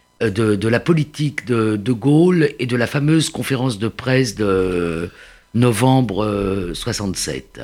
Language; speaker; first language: French; native; French